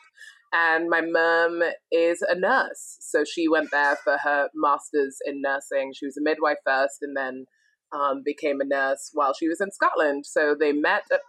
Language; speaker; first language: English; native; English